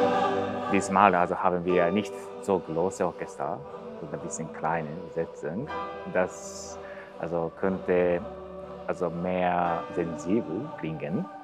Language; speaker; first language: German; non-native, learner; Japanese